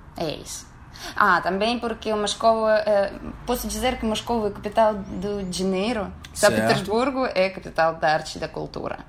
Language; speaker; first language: Portuguese; non-native, fluent; Russian